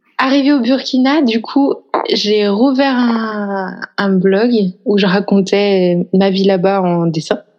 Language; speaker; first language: French; native; French